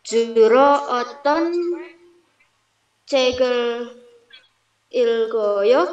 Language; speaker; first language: Korean; non-native, learner; Indonesian